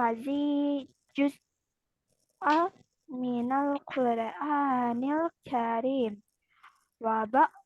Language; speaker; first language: Arabic; non-native, learner; Indonesian